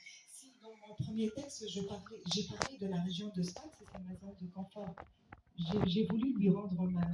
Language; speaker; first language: French; non-native, local second language; Arabic